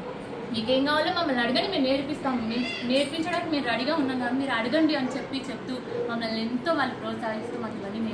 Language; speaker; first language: Telugu; native; Telugu